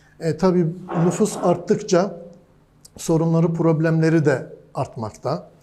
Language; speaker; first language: Turkish; native; Turkish